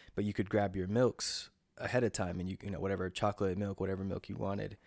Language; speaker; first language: English; native; English